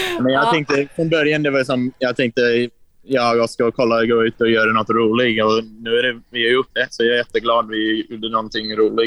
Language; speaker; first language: Swedish; non-native, learner; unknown